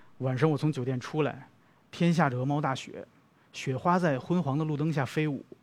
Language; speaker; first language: Chinese; native; Chinese